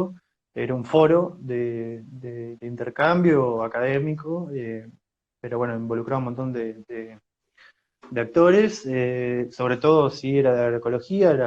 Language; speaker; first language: Spanish; native; Spanish